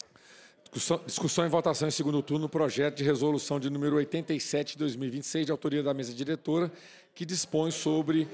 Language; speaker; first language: Portuguese; native; Portuguese